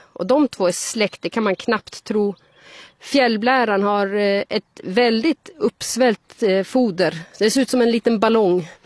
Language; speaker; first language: Swedish; native; Swedish